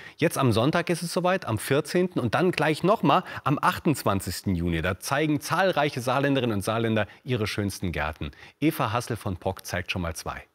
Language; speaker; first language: German; native; German